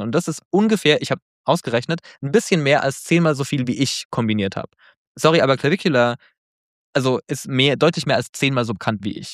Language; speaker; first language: German; native; German